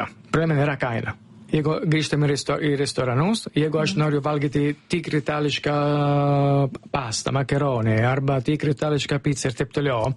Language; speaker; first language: Lithuanian; non-native, learner; Italian